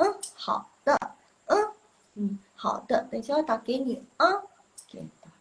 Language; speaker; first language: Chinese; non-native, local second language; Indonesian